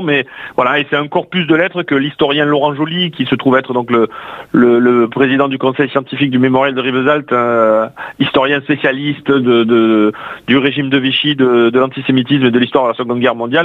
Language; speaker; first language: French; native; French